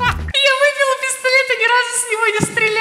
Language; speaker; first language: Russian; native; Russian